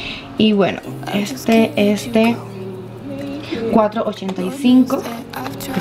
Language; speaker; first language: Spanish; native; Spanish